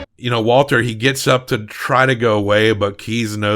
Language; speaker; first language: English; native; English